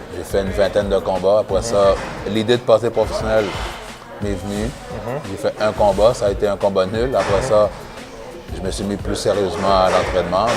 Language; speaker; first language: French; early bilingual, other home language; Haitian Creole